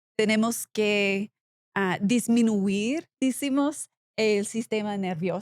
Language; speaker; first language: Spanish; non-native, learner; English